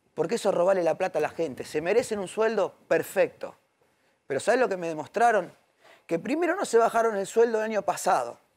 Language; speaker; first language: Spanish; native; Spanish